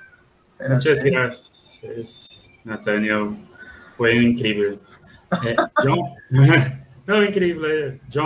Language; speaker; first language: Spanish; non-native, fluent; Portuguese